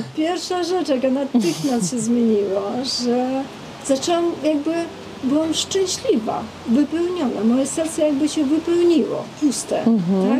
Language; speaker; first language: Polish; non-native, fluent; Armenian